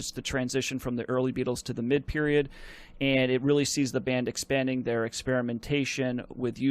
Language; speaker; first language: English; native; English